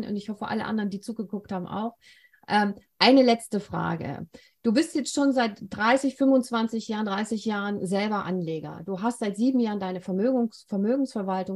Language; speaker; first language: German; native; German